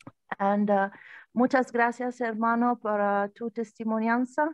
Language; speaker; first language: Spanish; non-native, learner; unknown